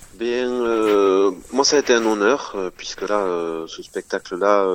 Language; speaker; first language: French; native; French